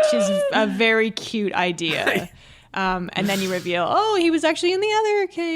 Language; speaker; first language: English; native; English